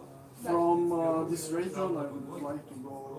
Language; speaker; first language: English; non-native, learner; Russian